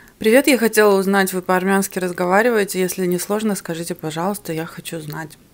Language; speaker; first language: Russian; early bilingual, other home language; Armenian